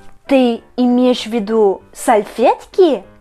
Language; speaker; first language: Russian; non-native, learner; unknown